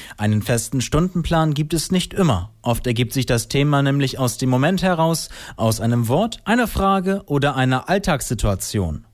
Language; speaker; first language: German; native; German